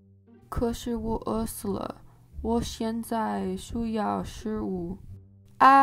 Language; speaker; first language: Chinese; non-native, learner; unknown